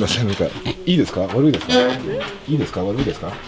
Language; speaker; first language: Japanese; non-native, learner; French